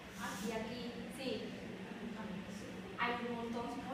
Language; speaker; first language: Spanish; non-native, learner; Vietnamese